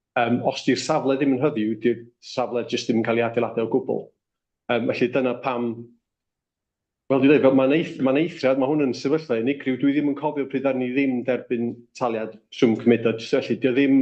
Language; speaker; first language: Welsh; native; Welsh